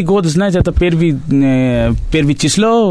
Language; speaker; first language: Russian; non-native, learner; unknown